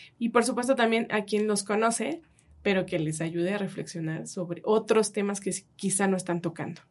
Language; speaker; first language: Spanish; native; Spanish